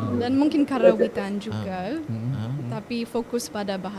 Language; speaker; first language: Indonesian; non-native, fluent; English